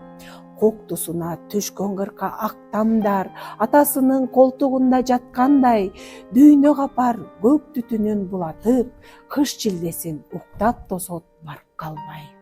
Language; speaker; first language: Kyrgyz; native; Kyrgyz